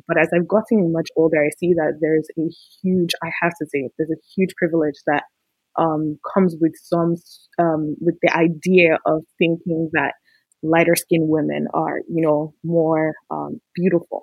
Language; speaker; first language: English; non-native, local second language; Yoruba